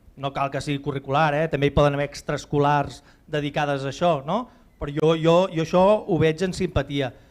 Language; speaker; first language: Catalan; native; Catalan